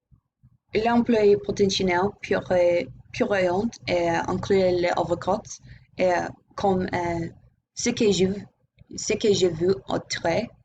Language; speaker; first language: French; non-native, learner; English